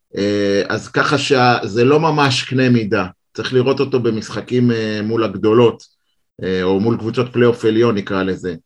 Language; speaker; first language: Hebrew; native; Hebrew